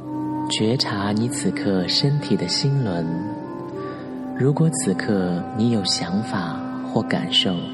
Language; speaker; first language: Chinese; native; Chinese